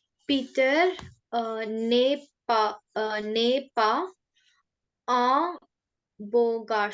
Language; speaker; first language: French; non-native, learner; Hindi